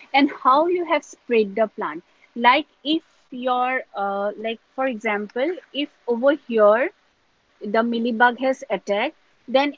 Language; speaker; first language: English; non-native, local second language; Assamese